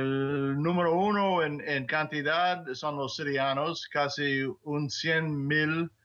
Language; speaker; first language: Spanish; non-native, fluent; English